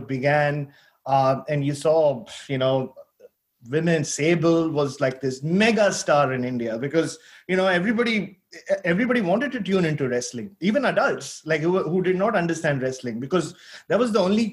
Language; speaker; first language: English; non-native, local second language; Tamil